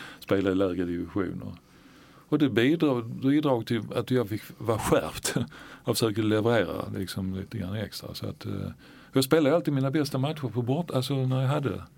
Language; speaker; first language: Swedish; native; Swedish